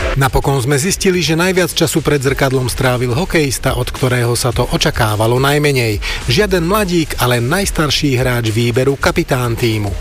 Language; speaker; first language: Slovak; native; Slovak